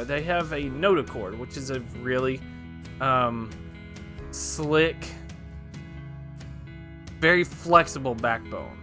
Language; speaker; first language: English; native; English